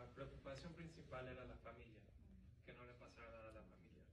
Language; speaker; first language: Spanish; native; Spanish